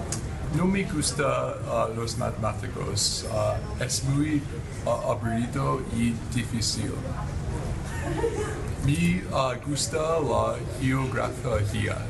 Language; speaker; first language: Spanish; non-native, learner; English